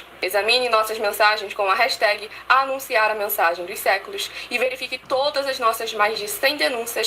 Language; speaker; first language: Portuguese; native; Portuguese